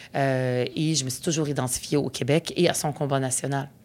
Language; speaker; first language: French; early bilingual, other home language; Arabic